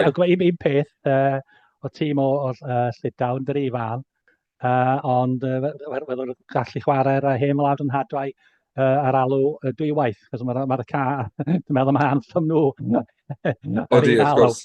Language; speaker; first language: Welsh; native; Welsh